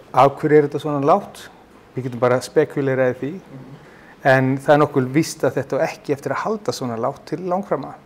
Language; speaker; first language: Icelandic; non-native, fluent; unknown